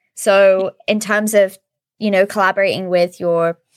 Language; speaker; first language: English; native; English